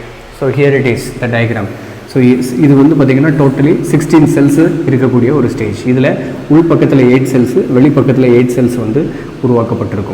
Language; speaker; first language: Tamil; native; Tamil